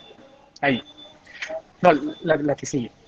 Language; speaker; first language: Spanish; native; Spanish